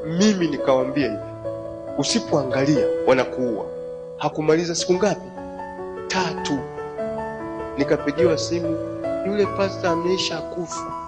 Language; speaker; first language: Swahili; native; Swahili